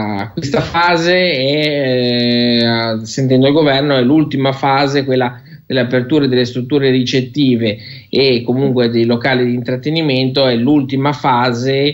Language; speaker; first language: Italian; native; Italian